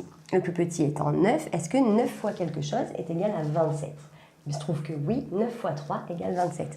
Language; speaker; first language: French; native; French